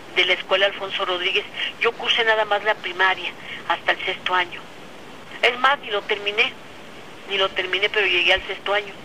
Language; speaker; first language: Spanish; native; Spanish